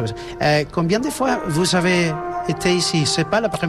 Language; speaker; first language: French; non-native, fluent; Spanish